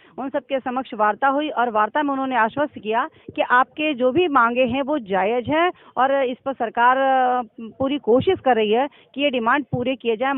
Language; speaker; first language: Hindi; native; Hindi